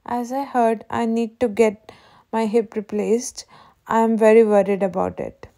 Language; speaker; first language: English; non-native, local second language; Punjabi